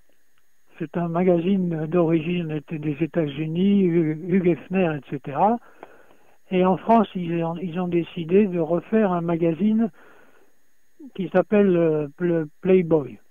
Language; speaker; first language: French; native; French